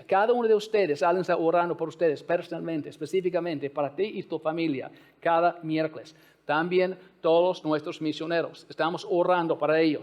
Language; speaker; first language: Spanish; non-native, fluent; English